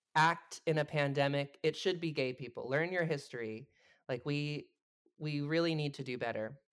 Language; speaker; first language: English; native; English